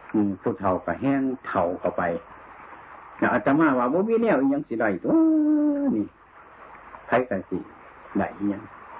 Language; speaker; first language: Thai; native; Thai